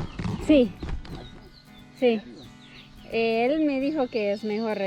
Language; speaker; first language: Spanish; non-native, learner; English